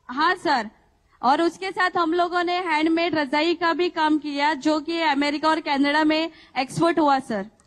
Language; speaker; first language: Hindi; non-native, local second language; Marathi